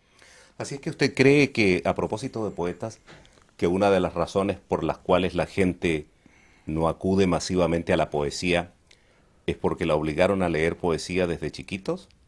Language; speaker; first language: Spanish; native; Spanish